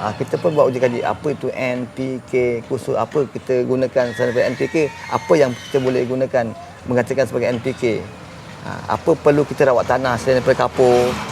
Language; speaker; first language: Malay; native; Malay